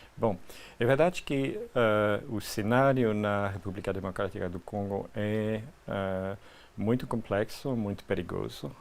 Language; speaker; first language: Portuguese; non-native, fluent; French